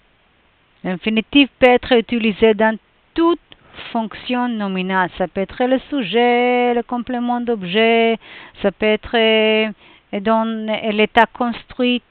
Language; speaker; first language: French; non-native, fluent; Hebrew